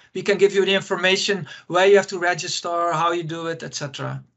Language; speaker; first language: English; non-native, fluent; Dutch